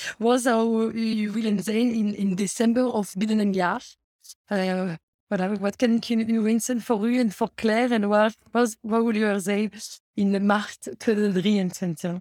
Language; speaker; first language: Dutch; non-native, fluent; French